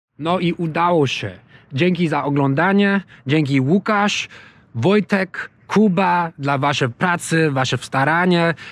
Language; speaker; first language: Polish; non-native, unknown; English